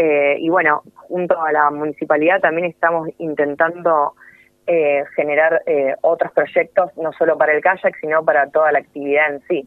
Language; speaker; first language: Spanish; native; Spanish